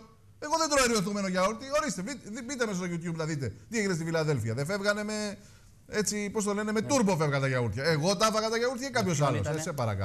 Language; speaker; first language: Greek; native; Greek